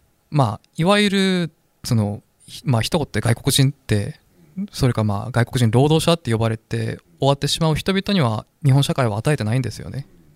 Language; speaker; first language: Japanese; non-native, fluent; Korean